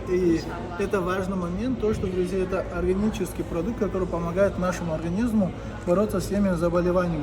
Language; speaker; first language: Russian; non-native, fluent; Turkish